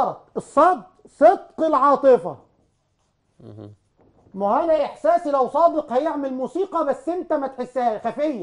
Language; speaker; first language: Arabic; native; Arabic